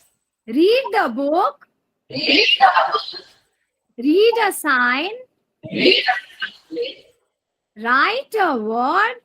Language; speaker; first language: English; non-native, fluent; Hindi